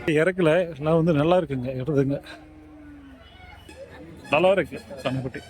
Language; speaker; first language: Tamil; native; Tamil